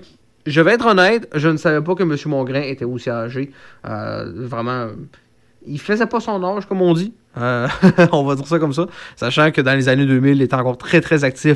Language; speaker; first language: French; native; French